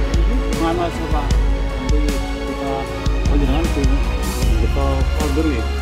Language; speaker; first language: Indonesian; non-native, local second language; Javanese